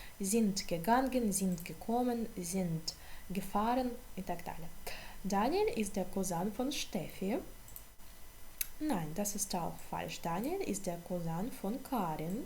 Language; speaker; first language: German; non-native, fluent; Ukrainian